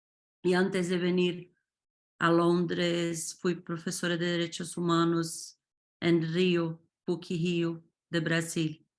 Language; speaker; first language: Spanish; non-native, fluent; Portuguese